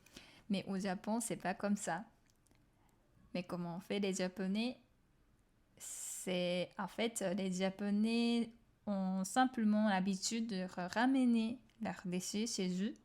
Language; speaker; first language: French; non-native, fluent; Japanese